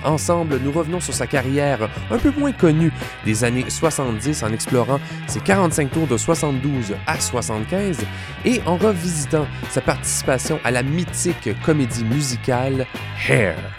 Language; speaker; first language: French; native; French